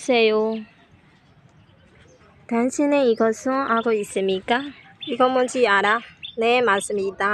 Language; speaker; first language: Korean; non-native, learner; Burmese